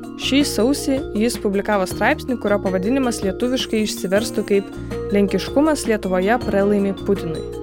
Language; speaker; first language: Lithuanian; non-native, local second language; Polish